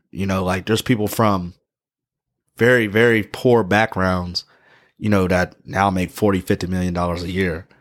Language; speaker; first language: English; native; English